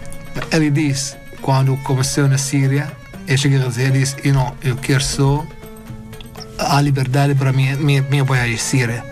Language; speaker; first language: Portuguese; non-native, learner; Arabic